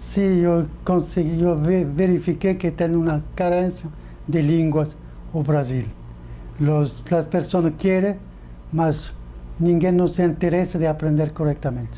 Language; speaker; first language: Portuguese; non-native, fluent; French